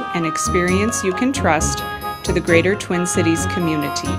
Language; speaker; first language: English; native; English